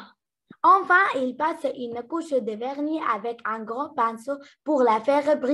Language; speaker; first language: French; non-native, learner; Arabic